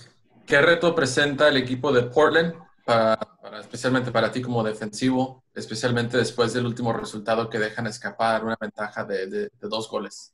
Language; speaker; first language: Spanish; native; Spanish